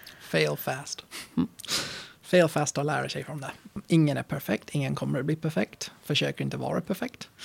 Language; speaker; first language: Swedish; non-native, fluent; English